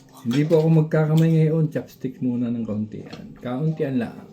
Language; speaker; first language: Filipino; native; Filipino